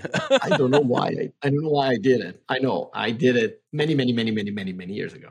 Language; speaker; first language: English; non-native, fluent; Portuguese